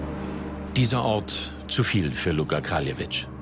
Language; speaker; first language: German; native; German